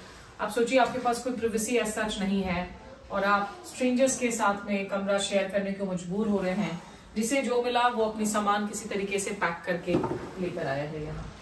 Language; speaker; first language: Hindi; native; Hindi